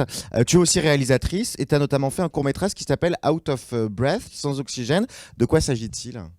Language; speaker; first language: French; native; French